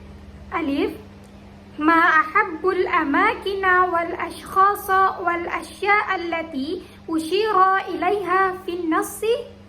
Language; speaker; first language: Arabic; non-native, learner; Indonesian